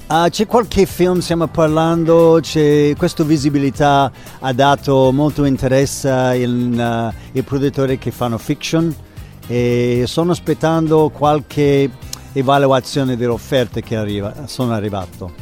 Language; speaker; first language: Italian; non-native, fluent; English